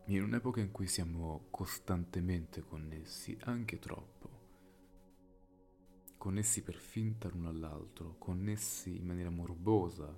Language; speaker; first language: Italian; native; Italian